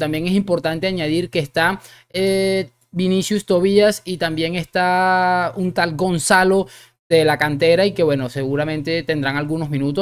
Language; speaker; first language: Spanish; native; Spanish